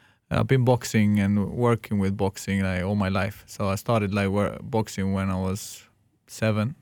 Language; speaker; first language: English; non-native, fluent; Greek